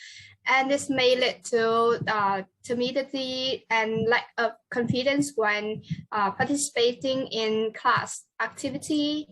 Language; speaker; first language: English; non-native, learner; Vietnamese